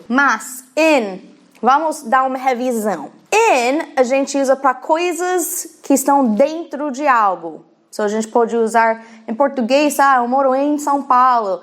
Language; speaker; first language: Portuguese; non-native, fluent; English